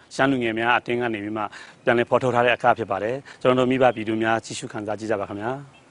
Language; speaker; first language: Burmese; non-native, local second language; Shan